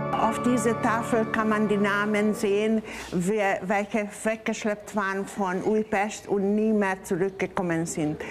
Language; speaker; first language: German; non-native, fluent; Hungarian